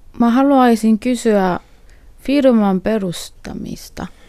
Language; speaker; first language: Finnish; non-native, learner; Korean